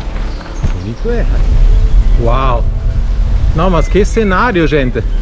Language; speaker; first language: Portuguese; non-native, fluent; German